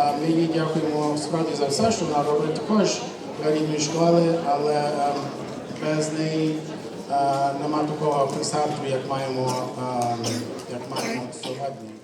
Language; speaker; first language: Ukrainian; early bilingual, heritage; Ukrainian